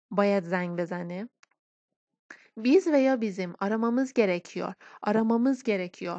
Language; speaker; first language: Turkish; non-native, fluent; Persian